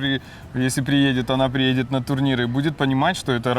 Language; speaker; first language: Russian; native; Russian